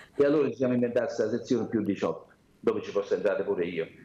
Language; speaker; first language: Italian; native; Italian